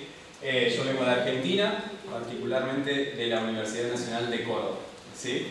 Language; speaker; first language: Spanish; native; Spanish